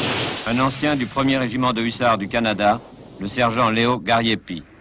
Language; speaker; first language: French; native; French